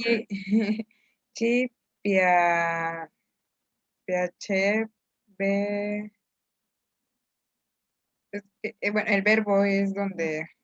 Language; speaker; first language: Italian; non-native, learner; Spanish